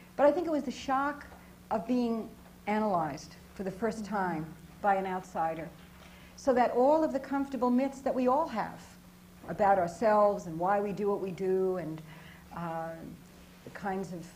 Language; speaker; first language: English; native; English